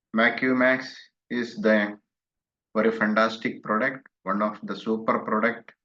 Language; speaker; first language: English; non-native, local second language; Malayalam